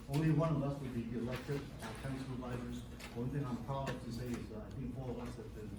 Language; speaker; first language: English; non-native, local second language; Cantonese